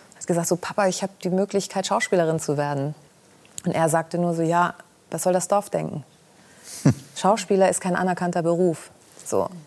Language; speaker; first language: German; early bilingual, other home language; Greek